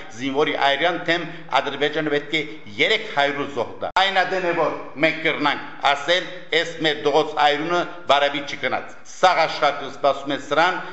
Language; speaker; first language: Armenian; early bilingual, heritage; Armenian